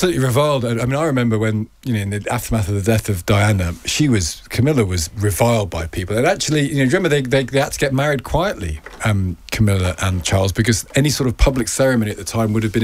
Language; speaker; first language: English; native; English